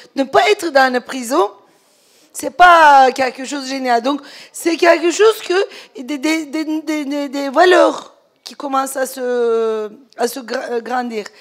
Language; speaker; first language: French; non-native, fluent; Turkish